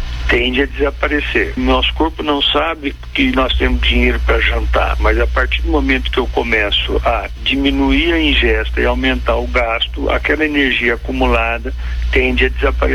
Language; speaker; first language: Portuguese; native; Portuguese